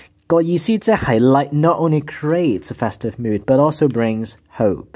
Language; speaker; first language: English; non-native, local second language; Cantonese